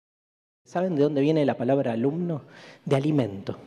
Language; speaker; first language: Spanish; native; Spanish